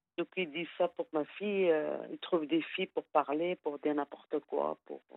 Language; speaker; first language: French; non-native, fluent; Arabic